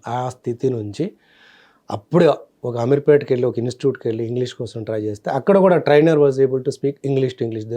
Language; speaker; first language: Telugu; native; Telugu